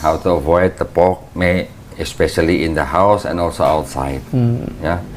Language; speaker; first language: English; non-native, fluent; Indonesian